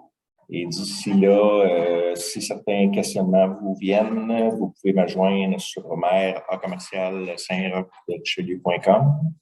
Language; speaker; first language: French; native; French